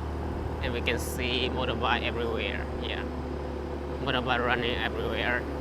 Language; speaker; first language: English; non-native, fluent; Chinese